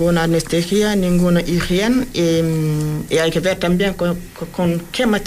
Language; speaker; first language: Spanish; non-native, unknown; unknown